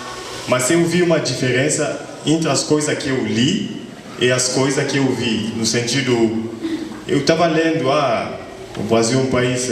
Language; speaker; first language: Portuguese; non-native, fluent; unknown